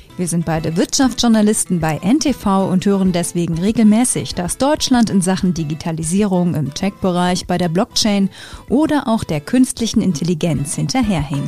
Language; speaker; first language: German; native; German